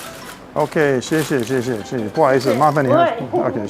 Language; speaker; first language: Chinese; non-native, learner; English